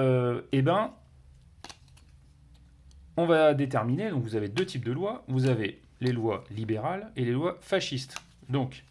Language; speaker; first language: French; native; French